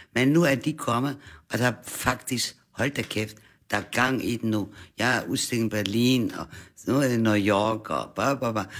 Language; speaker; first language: Danish; non-native, fluent; German